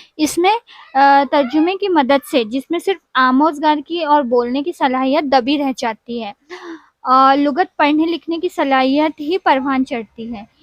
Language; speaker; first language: Urdu; native; Urdu